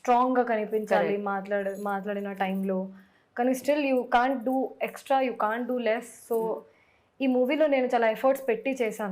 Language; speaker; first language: Telugu; non-native, fluent; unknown